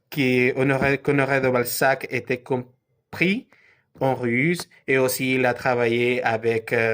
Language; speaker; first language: French; non-native, learner; Spanish